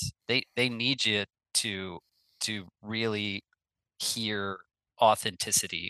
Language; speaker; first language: English; native; English